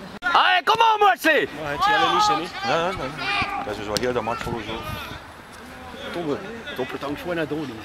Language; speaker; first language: Dutch; native; Dutch